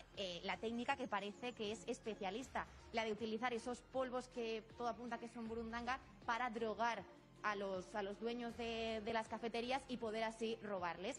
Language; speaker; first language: Spanish; native; Spanish